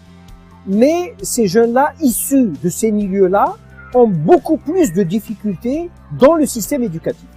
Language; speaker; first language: French; non-native, local second language; Arabic